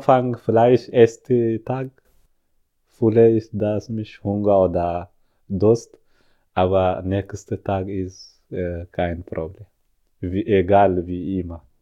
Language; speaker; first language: German; non-native, learner; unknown